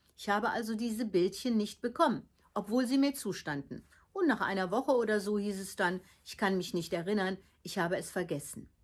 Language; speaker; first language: German; early bilingual, heritage; Dutch